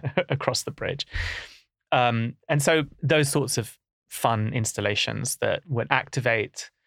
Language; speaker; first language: English; native; English